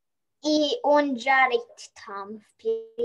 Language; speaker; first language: Russian; early bilingual, heritage; Russian